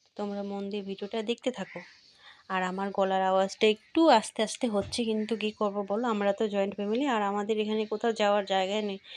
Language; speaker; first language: Bangla; non-native, local second language; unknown